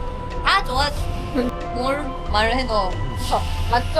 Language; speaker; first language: Korean; non-native, learner; Japanese